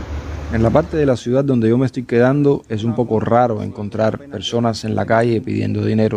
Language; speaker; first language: Spanish; native; Spanish